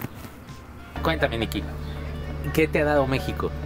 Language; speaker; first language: Spanish; native; Spanish